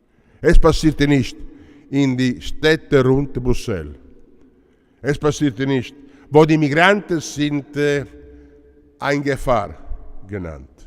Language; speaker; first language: German; non-native, learner; Italian